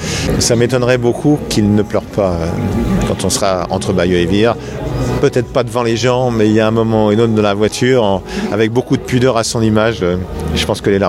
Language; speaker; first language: French; native; French